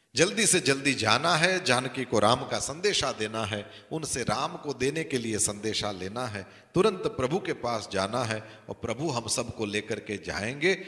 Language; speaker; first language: Hindi; non-native, local second language; Gujarati